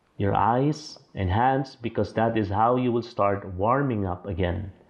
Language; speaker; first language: English; non-native, local second language; Filipino